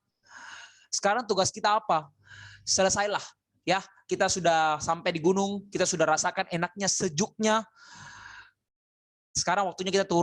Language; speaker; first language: Indonesian; native; Indonesian